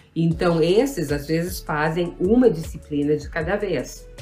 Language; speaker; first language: Portuguese; native; Portuguese